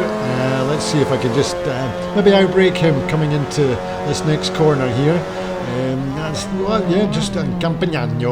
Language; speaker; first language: English; native; English